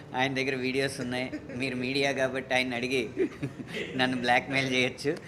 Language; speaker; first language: Telugu; native; Telugu